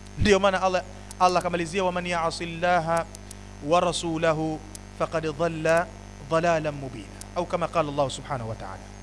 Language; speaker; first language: Swahili; native; Swahili